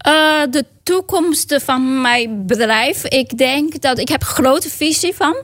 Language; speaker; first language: Dutch; non-native, learner; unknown